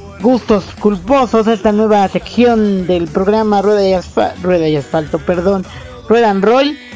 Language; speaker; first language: Spanish; native; Spanish